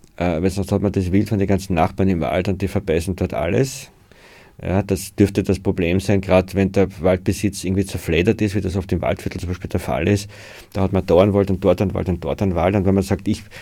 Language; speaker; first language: German; native; German